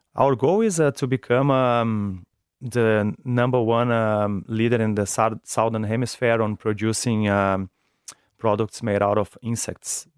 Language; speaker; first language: English; non-native, fluent; Portuguese